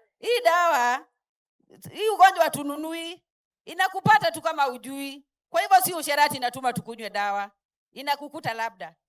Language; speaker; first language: Swahili; non-native, local second language; Kikuyu